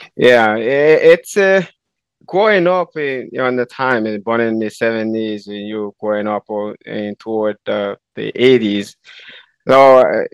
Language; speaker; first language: English; non-native, fluent; Haitian Creole